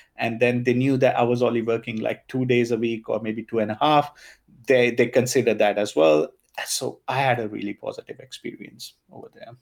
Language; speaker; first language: English; non-native, local second language; Punjabi